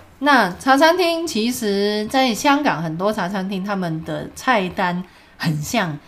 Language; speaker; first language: Chinese; non-native, local second language; Cantonese